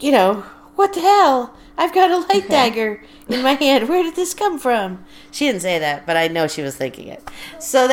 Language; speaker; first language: English; native; English